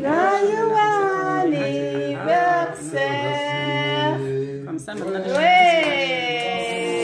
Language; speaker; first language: French; non-native, local second language; Arabic